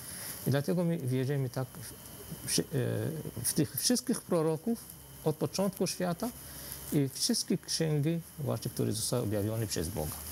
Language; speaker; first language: Polish; non-native, fluent; Arabic